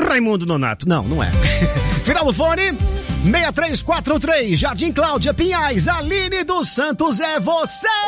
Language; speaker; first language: Portuguese; native; Portuguese